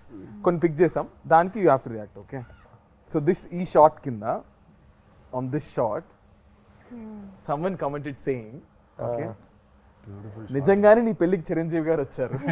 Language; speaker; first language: Telugu; native; Telugu